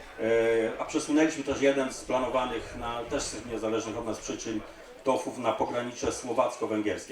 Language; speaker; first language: Polish; native; Polish